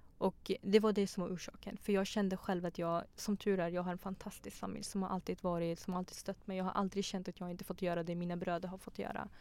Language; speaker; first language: Swedish; early bilingual, other home language; Persian